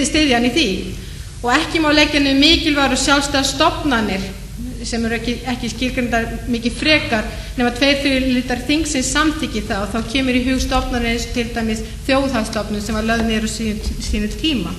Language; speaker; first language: Icelandic; native; Icelandic